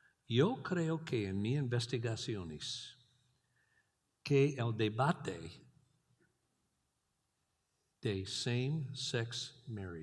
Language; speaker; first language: Spanish; non-native, learner; English